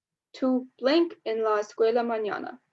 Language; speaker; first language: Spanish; non-native, fluent; English